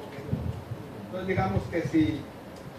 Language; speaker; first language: Spanish; native; Spanish